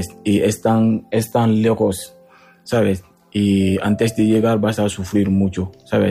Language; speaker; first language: Spanish; non-native, learner; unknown